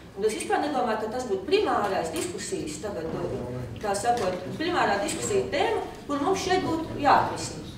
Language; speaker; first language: Latvian; native; Latvian